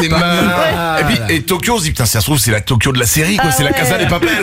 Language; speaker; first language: French; native; French